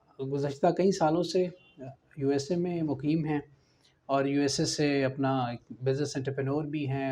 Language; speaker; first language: Urdu; native; Urdu